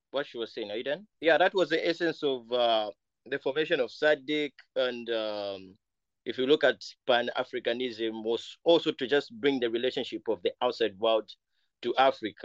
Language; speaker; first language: English; non-native, local second language; Bemba